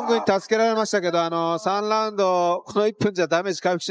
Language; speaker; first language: Japanese; native; Japanese